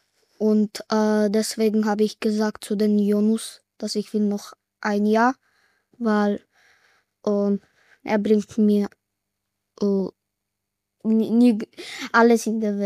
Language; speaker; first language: German; early bilingual, other home language; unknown